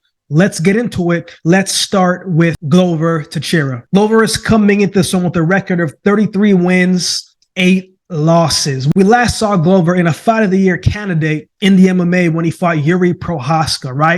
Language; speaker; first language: English; native; English